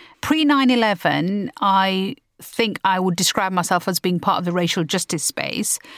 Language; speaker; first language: English; early bilingual, other home language; Punjabi